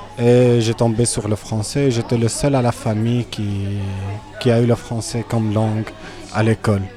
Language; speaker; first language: French; non-native, fluent; Arabic